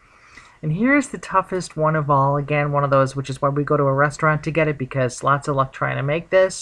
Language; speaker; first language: English; native; English